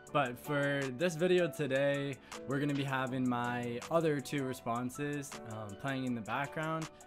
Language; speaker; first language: English; native; English